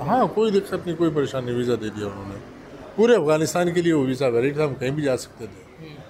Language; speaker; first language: Urdu; native; Urdu